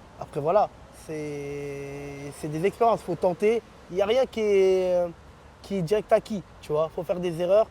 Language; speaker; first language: French; early bilingual, other home language; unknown